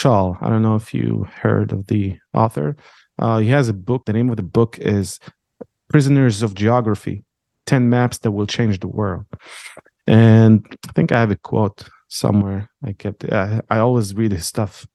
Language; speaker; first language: English; non-native, fluent; Arabic